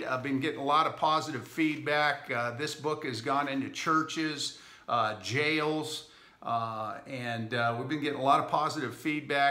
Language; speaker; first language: English; native; English